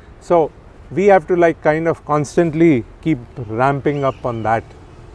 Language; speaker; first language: English; non-native, local second language; Tamil